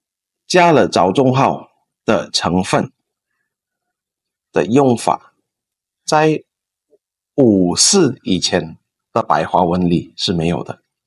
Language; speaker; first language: Chinese; non-native, fluent; Indonesian